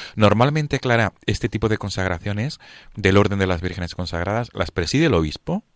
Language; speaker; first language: Spanish; native; Spanish